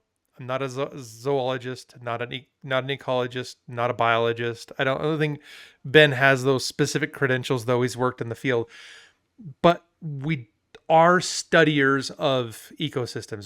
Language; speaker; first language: English; native; English